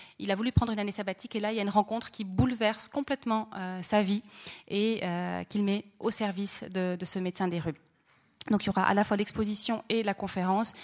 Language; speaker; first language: French; native; French